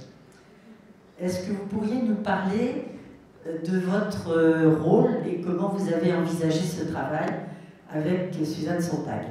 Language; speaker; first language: French; native; French